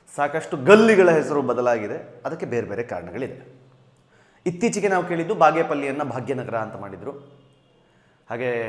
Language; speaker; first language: Kannada; native; Kannada